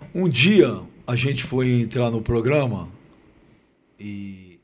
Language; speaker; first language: Portuguese; native; Portuguese